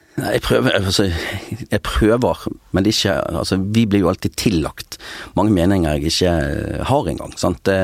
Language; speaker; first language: Norwegian; native; Norwegian